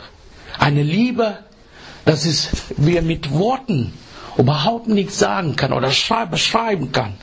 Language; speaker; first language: German; non-native, learner; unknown